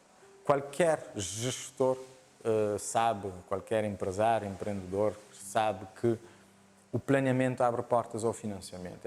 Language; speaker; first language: Portuguese; non-native, local second language; Kabuverdianu